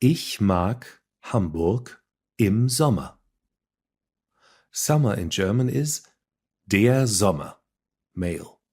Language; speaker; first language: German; non-native, fluent; English